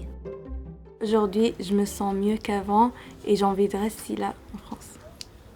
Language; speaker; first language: French; non-native, learner; Arabic